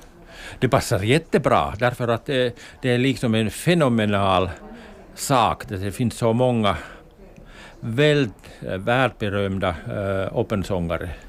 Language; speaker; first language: Swedish; non-native, local second language; Finnish